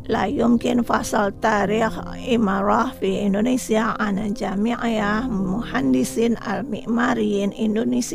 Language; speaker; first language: Arabic; non-native, fluent; Indonesian